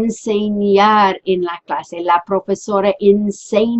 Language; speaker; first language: Spanish; non-native, fluent; English